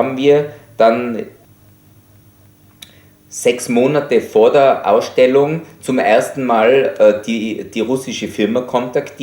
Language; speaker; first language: German; native; German